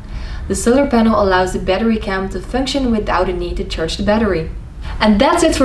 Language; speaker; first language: English; non-native, fluent; Dutch